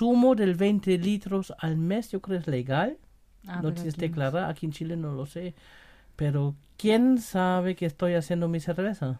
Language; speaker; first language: Spanish; non-native, fluent; German